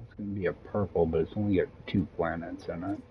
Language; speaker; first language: English; native; English